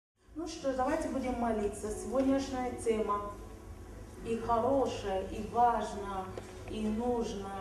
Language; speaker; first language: Russian; non-native, fluent; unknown